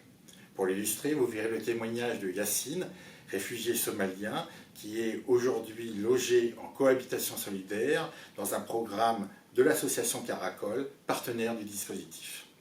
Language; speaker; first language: French; native; French